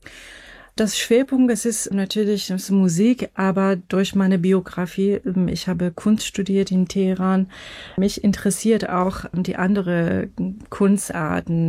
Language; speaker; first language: German; non-native, fluent; Persian